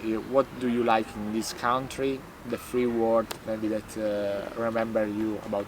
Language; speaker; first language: English; non-native, learner; Italian